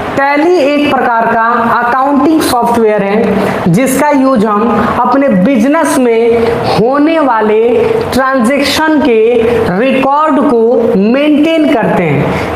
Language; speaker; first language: Hindi; native; Hindi